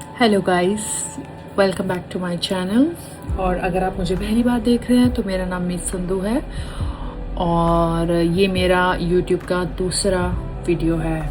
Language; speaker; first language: Hindi; non-native, local second language; Punjabi